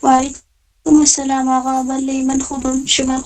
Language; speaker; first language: Persian; non-native, learner; Urdu